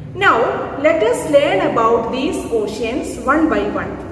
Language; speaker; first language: English; non-native, local second language; Malayalam